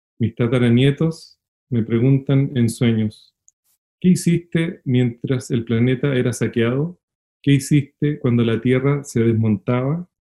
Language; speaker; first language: Spanish; native; Spanish